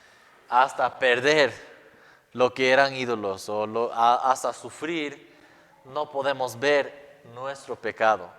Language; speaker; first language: Spanish; non-native, fluent; English